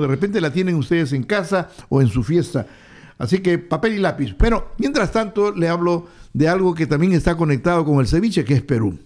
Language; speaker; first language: Spanish; native; Spanish